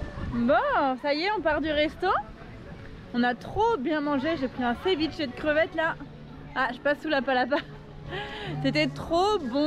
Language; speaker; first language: French; native; French